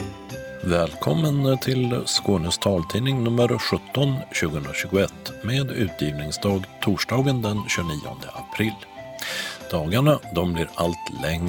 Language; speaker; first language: Swedish; native; Swedish